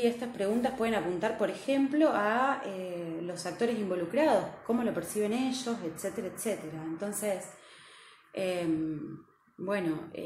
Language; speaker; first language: Spanish; native; Spanish